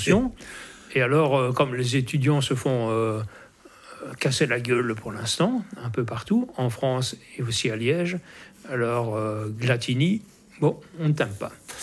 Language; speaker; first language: French; native; French